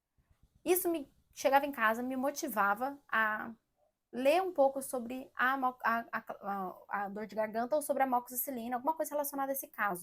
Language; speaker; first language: Portuguese; native; Portuguese